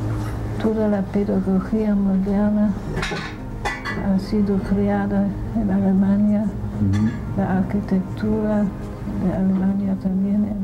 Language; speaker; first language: Spanish; non-native, fluent; German